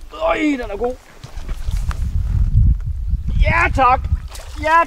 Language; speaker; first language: Danish; native; Danish